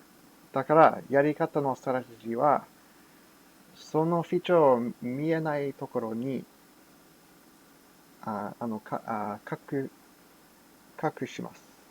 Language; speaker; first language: Japanese; non-native, fluent; English